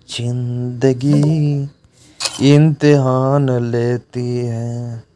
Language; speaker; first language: Hindi; non-native, local second language; Bangla